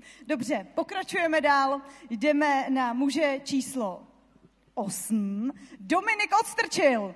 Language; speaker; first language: Czech; native; Czech